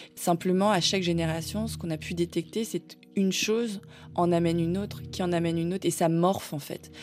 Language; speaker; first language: French; native; French